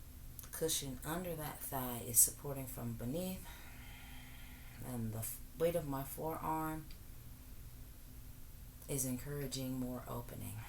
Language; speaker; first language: English; native; English